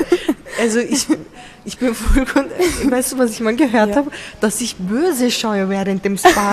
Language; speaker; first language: German; early bilingual, other home language; Turkish